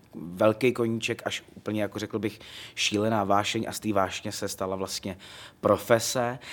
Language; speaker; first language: Czech; native; Czech